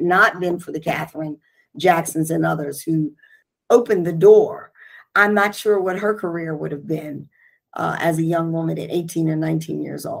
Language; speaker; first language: English; native; English